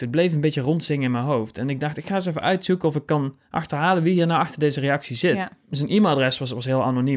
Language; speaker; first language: Dutch; native; Dutch